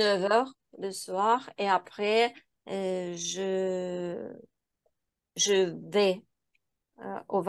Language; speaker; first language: French; non-native, learner; Ukrainian